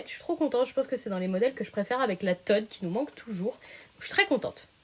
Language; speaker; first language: French; native; French